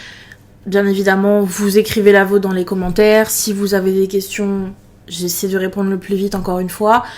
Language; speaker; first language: French; native; French